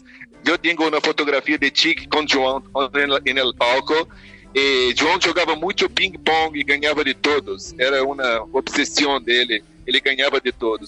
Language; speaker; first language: Spanish; non-native, learner; Portuguese